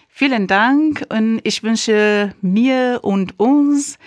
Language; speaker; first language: German; non-native, fluent; Persian